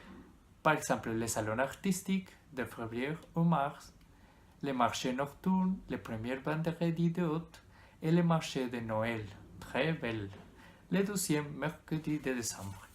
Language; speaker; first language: French; non-native, learner; Spanish